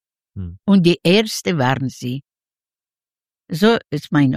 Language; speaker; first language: German; non-native, learner; Yiddish